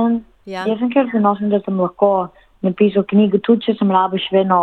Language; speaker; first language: Slovenian; early bilingual, heritage; Slovenian